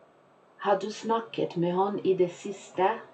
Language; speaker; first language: Norwegian; non-native, fluent; Portuguese